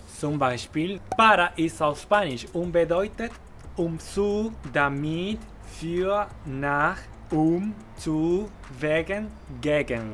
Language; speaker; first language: German; non-native, fluent; Spanish